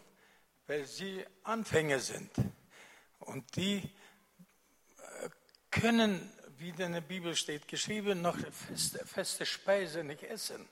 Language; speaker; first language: German; non-native, fluent; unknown